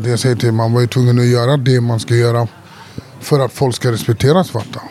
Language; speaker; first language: Swedish; early bilingual, other home language; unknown